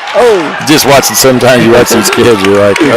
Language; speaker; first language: English; native; English